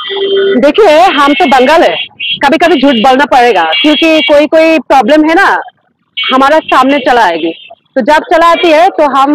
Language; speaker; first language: Hindi; non-native, learner; Bangla